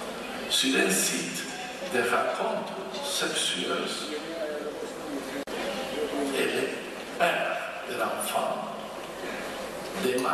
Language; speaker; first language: French; non-native, fluent; Spanish